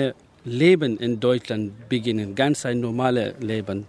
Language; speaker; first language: German; non-native, learner; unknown